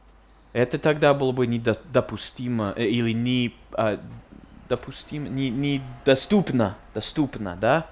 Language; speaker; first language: Russian; non-native, fluent; English